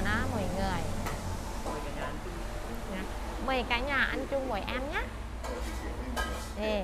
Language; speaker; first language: Vietnamese; non-native, fluent; Thai